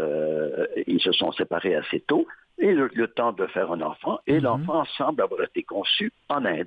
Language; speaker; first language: French; native; French